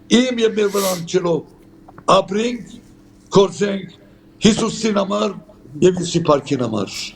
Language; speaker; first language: Armenian; native; Armenian